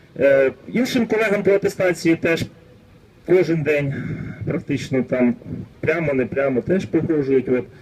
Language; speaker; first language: Ukrainian; native; Ukrainian